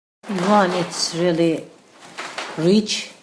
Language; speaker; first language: English; non-native, learner; Persian